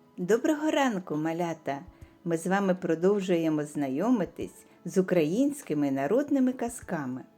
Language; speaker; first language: Ukrainian; native; Ukrainian